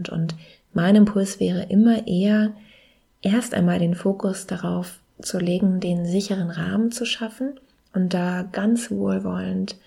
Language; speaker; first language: German; native; German